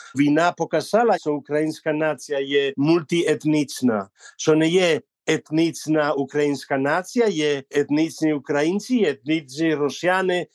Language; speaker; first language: Ukrainian; non-native, learner; Spanish